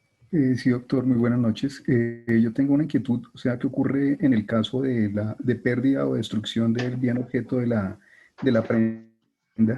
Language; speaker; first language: Spanish; native; Spanish